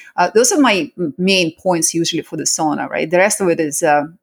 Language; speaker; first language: English; early bilingual, other home language; Russian